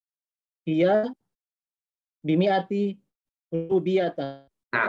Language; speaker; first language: Arabic; non-native, learner; Indonesian